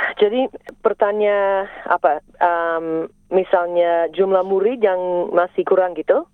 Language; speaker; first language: Indonesian; non-native, fluent; English